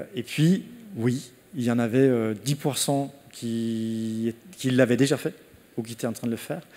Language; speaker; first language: French; non-native, fluent; Danish